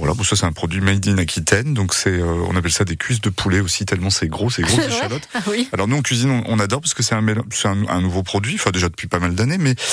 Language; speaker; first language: French; native; French